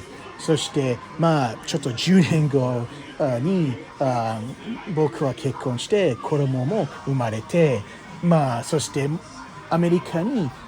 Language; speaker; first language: Japanese; non-native, fluent; English